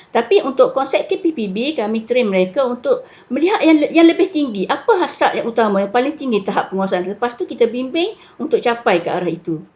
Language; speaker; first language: Malay; native; Malay